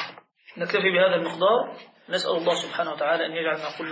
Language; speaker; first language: Arabic; native; Arabic